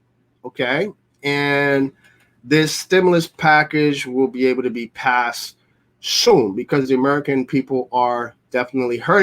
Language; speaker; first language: English; native; English